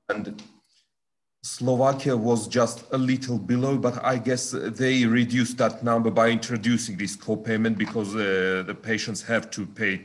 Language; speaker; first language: English; non-native, fluent; Armenian